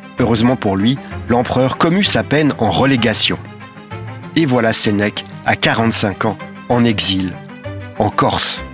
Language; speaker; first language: French; native; French